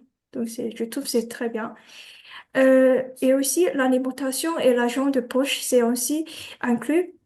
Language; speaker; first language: French; non-native, learner; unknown